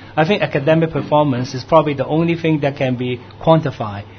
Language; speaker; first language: English; non-native, local second language; Cantonese